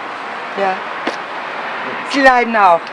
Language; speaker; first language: German; native; German